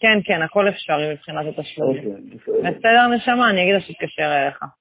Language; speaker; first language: Hebrew; native; Hebrew